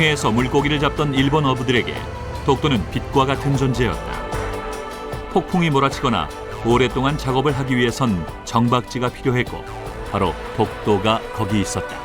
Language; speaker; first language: Korean; native; Korean